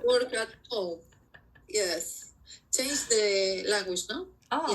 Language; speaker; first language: English; non-native, learner; Spanish